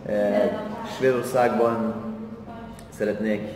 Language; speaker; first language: Hungarian; non-native, learner; Swedish